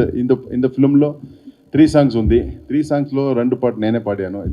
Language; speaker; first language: Telugu; non-native, learner; Kannada